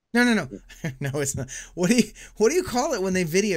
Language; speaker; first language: English; native; English